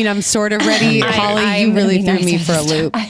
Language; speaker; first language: English; native; English